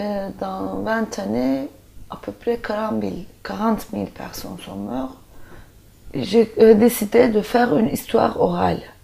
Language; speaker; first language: French; non-native, fluent; Turkish